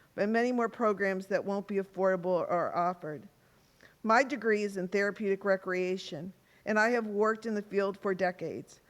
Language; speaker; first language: English; native; English